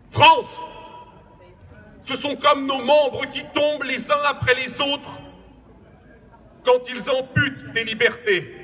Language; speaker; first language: French; native; French